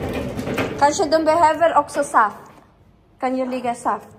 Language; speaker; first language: Swedish; non-native, learner; Filipino